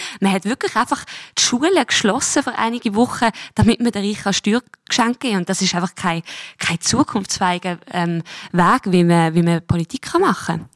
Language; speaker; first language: German; native; German